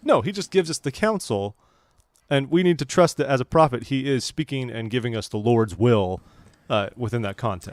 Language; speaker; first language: English; native; English